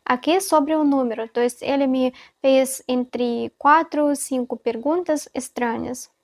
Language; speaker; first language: Portuguese; non-native, fluent; Russian